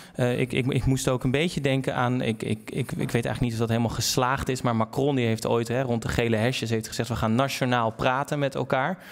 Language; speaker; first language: Dutch; native; Dutch